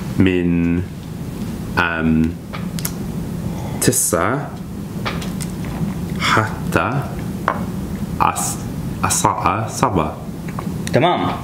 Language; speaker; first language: Arabic; non-native, learner; English